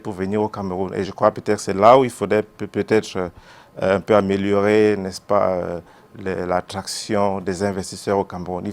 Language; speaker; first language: French; native; French